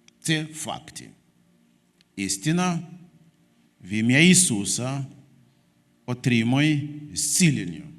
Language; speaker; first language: Ukrainian; non-native, fluent; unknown